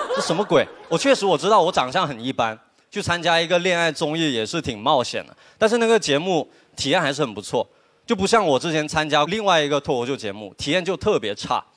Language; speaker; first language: Chinese; native; Chinese